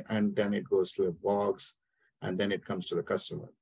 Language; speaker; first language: English; non-native, local second language; Telugu